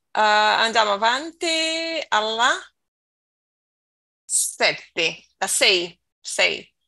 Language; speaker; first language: Italian; non-native, learner; Portuguese